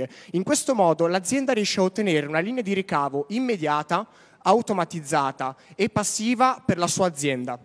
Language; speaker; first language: Italian; native; Italian